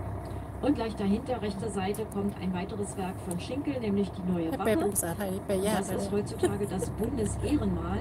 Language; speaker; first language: German; native; German